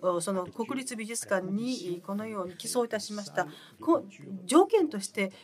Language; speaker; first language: Japanese; non-native, fluent; French